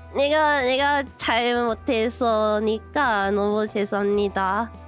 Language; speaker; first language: Korean; non-native, learner; English